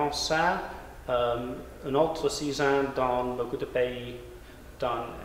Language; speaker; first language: French; non-native, learner; English